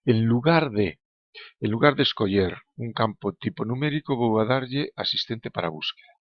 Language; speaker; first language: Spanish; native; Spanish